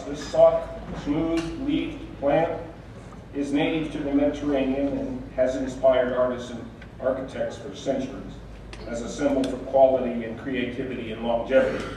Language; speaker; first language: English; native; English